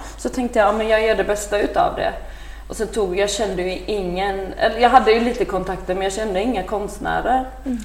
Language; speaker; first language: Swedish; early bilingual, other home language; Persian